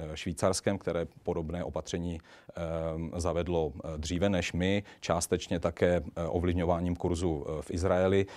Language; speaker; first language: Czech; native; Czech